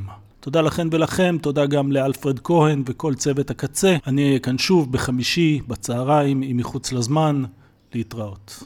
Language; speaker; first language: Hebrew; native; Hebrew